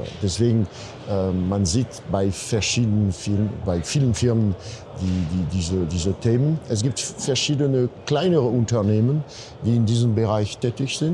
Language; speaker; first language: German; non-native, fluent; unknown